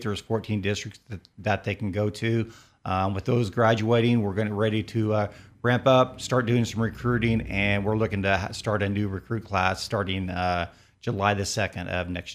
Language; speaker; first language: English; native; English